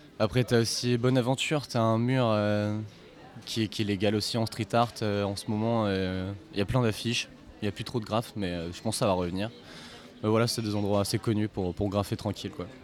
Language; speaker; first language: French; native; French